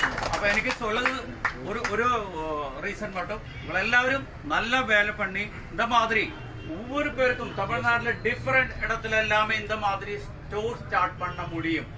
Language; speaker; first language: Tamil; non-native, learner; Malayalam